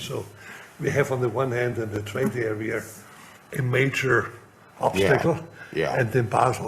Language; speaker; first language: English; non-native, fluent; German